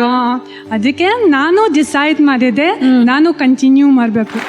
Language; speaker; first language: Kannada; non-native, learner; Russian